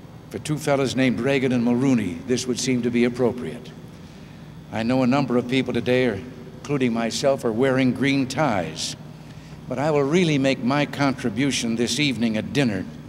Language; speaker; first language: English; native; English